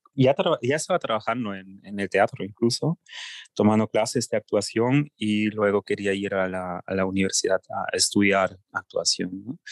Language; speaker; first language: Spanish; early bilingual, heritage; German